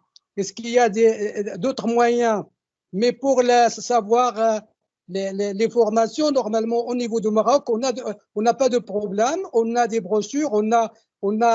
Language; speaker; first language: French; non-native, local second language; Arabic